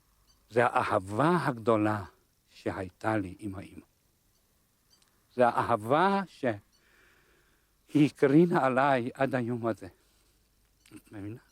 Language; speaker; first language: Hebrew; non-native, fluent; Hungarian